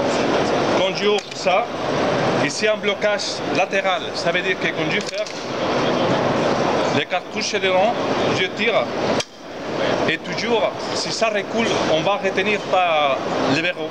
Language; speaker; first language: French; non-native, fluent; Spanish